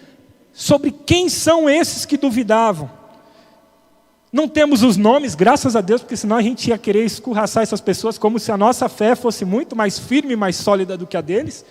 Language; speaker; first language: Portuguese; native; Portuguese